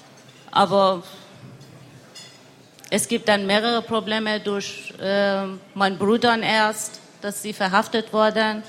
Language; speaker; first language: German; non-native, learner; Persian